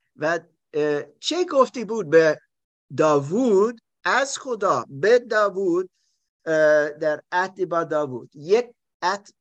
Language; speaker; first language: Persian; non-native, learner; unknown